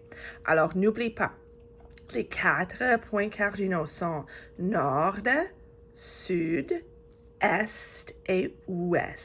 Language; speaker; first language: French; non-native, fluent; English